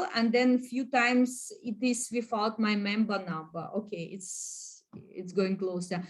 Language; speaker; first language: English; non-native, learner; Russian